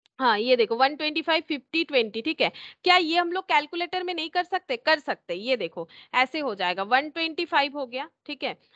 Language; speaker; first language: Hindi; native; Hindi